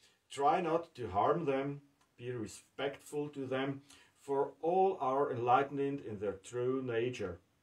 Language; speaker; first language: English; non-native, fluent; German